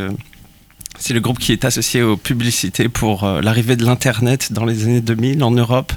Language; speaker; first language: French; native; French